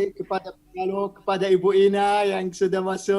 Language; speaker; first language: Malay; non-native, learner; Arabic